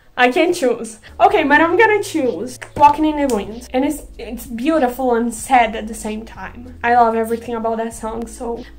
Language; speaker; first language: English; non-native, fluent; Portuguese